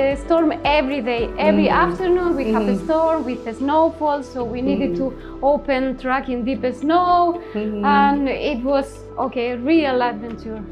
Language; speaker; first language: English; non-native, learner; Spanish